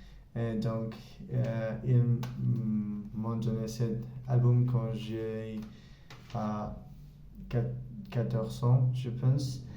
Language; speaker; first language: French; non-native, learner; Spanish